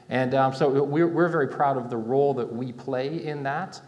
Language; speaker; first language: English; native; English